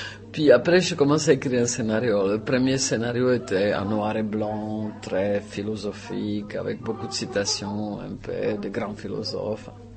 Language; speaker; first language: French; non-native, fluent; Czech